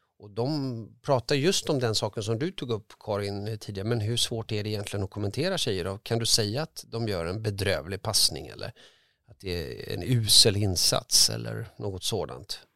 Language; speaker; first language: Swedish; early bilingual, other home language; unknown